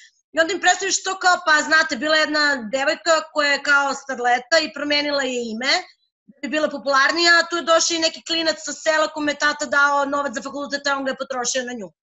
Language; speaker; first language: Serbian; native; Serbian